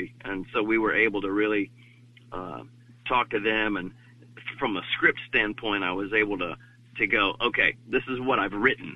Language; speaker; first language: English; native; English